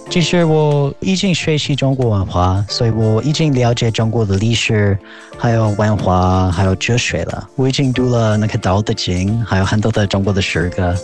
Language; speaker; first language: Chinese; non-native, fluent; English